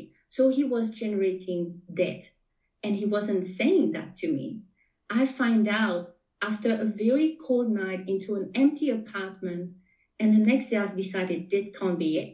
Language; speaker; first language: English; non-native, fluent; French